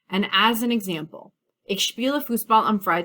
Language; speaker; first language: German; non-native, fluent; English